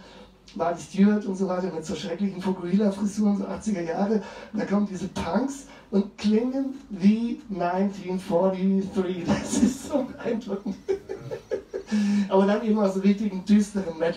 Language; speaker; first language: German; native; German